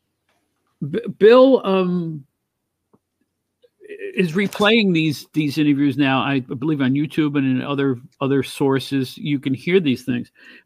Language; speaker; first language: English; native; English